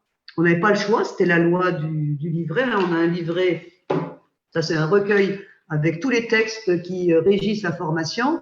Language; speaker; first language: French; native; French